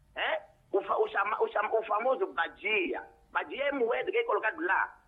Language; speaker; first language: Portuguese; non-native, local second language; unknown